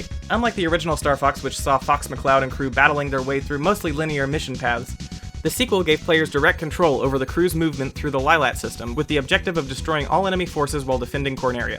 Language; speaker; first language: English; native; English